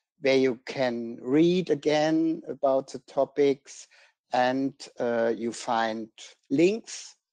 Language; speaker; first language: English; non-native, fluent; German